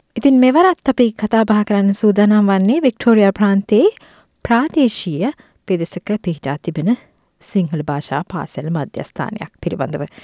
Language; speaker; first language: Sinhala; native; Sinhala